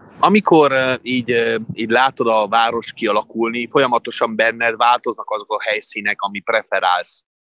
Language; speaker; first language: Hungarian; non-native, fluent; Italian